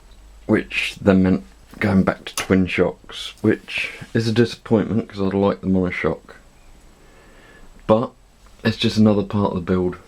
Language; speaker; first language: English; native; English